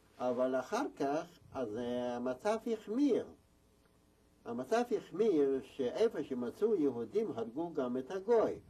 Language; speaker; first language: Hebrew; non-native, fluent; Yiddish